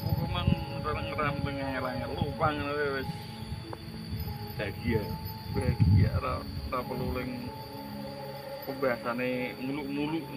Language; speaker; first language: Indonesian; non-native, local second language; Javanese